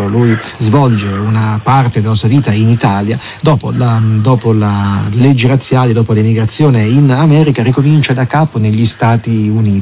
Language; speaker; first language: Italian; native; Italian